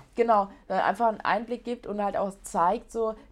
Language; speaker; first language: German; native; German